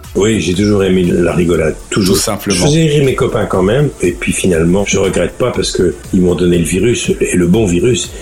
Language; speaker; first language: French; native; French